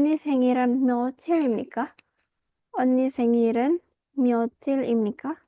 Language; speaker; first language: Korean; non-native, fluent; Indonesian